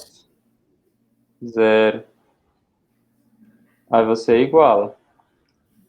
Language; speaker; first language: Portuguese; native; Portuguese